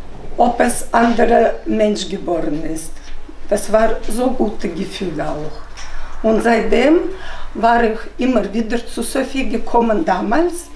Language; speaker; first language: German; non-native, fluent; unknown